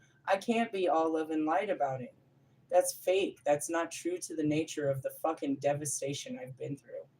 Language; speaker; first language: English; native; English